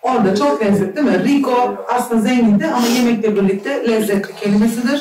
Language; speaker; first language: Turkish; native; Turkish